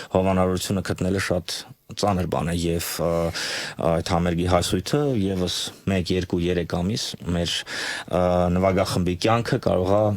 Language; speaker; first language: Armenian; native; Armenian